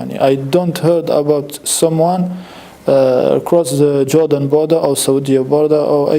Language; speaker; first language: English; non-native, fluent; French